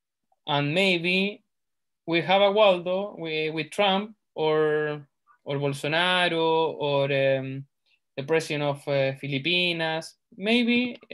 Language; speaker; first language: English; non-native, learner; Spanish